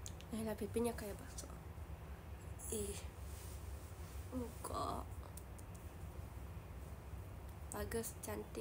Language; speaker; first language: Indonesian; non-native, learner; Japanese